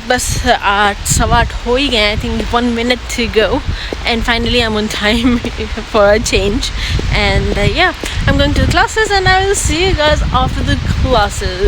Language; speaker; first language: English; non-native, local second language; Urdu